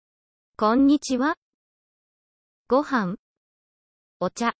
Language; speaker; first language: Japanese; non-native, learner; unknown